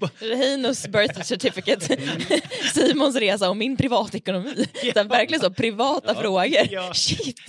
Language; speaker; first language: Swedish; native; Swedish